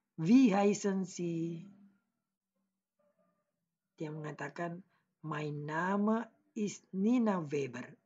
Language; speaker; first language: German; non-native, learner; Indonesian